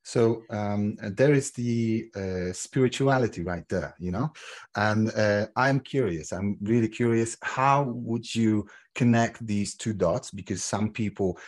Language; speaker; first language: English; non-native, fluent; Polish